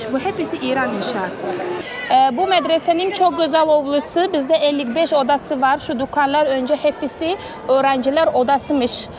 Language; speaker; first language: Turkish; non-native, learner; Uzbek